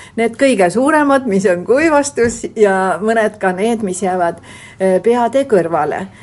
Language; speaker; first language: Estonian; native; Estonian